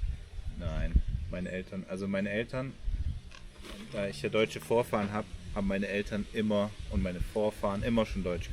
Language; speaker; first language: German; early bilingual, other home language; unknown